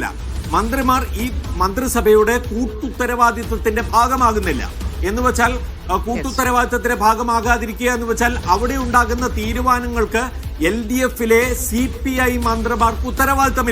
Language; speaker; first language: Malayalam; native; Malayalam